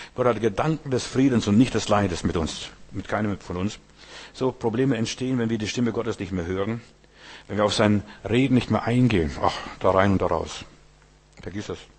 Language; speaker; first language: German; early bilingual, heritage; German